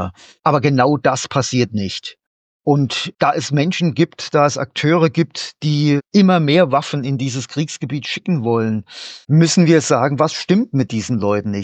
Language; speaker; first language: German; native; German